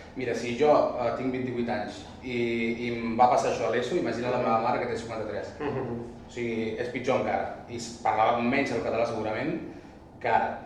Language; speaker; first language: Catalan; non-native, local second language; Spanish